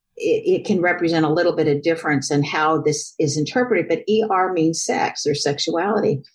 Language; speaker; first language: English; native; English